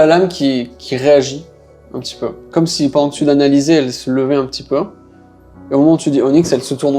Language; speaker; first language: French; native; French